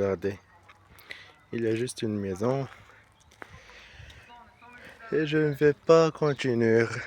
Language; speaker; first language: French; non-native, learner; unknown